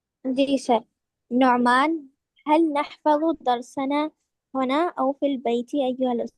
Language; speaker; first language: Arabic; non-native, learner; Urdu